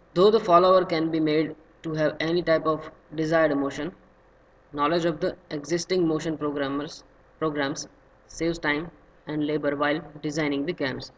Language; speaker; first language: English; non-native, local second language; Gujarati